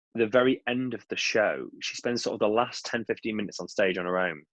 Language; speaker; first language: English; native; English